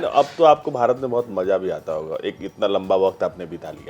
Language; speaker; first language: Hindi; native; Hindi